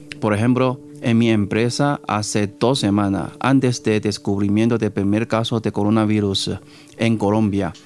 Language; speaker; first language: Spanish; non-native, fluent; Chinese